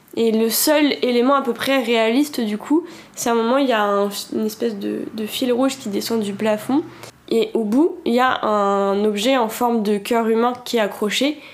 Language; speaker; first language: French; native; French